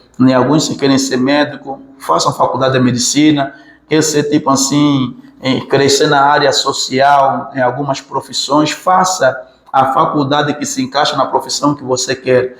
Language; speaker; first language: Portuguese; native; Portuguese